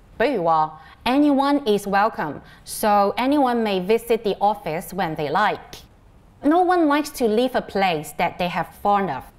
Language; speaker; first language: English; non-native, local second language; Cantonese